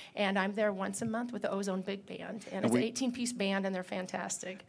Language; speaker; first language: English; native; English